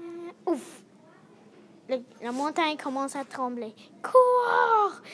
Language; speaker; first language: French; non-native, learner; English